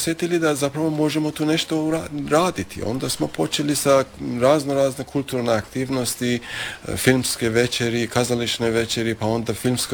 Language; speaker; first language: Croatian; non-native, fluent; Persian